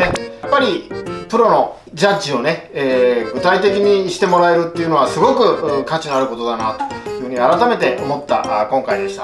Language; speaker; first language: Japanese; native; Japanese